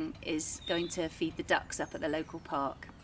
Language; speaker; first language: English; native; English